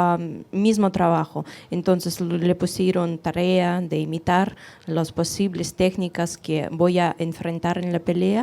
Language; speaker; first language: Spanish; non-native, fluent; Russian